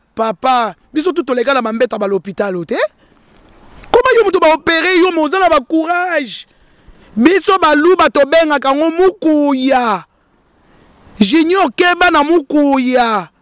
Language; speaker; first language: Lingala; non-native, local second language; Luba-Lulua